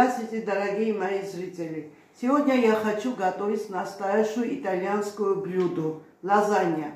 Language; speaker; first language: Russian; non-native, fluent; Armenian